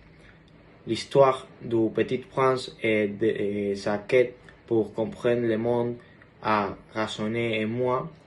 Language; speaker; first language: French; non-native, learner; Spanish